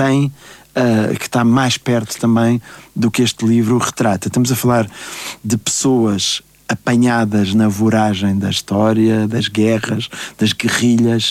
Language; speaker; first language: Portuguese; native; Portuguese